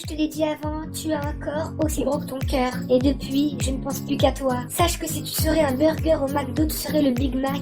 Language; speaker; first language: French; native; French